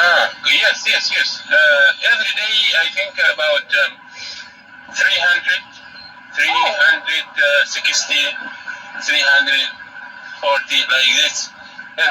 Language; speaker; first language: English; non-native, learner; Arabic